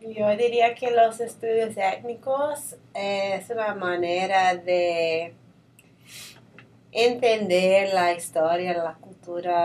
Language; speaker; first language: Spanish; non-native, fluent; English